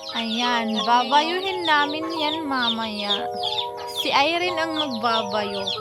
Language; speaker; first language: Filipino; non-native, local second language; Waray